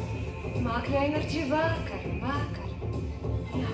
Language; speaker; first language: Dutch; non-native, learner; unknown